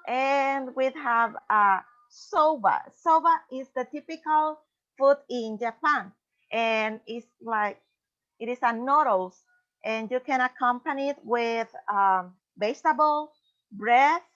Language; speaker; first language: English; non-native, learner; Spanish